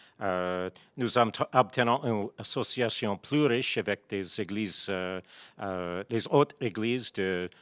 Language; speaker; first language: French; non-native, local second language; English